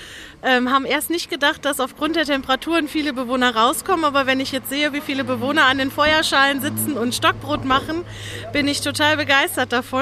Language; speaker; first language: German; native; German